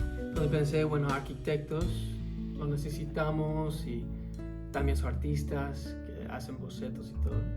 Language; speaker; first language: Spanish; early bilingual, heritage; Spanish